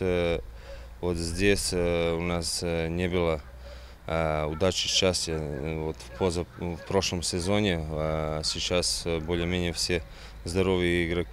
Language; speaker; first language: Russian; non-native, fluent; Serbian